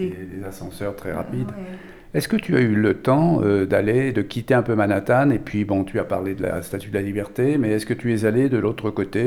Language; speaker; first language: French; native; French